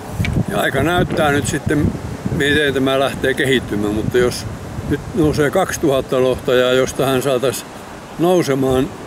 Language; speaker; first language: Finnish; native; Finnish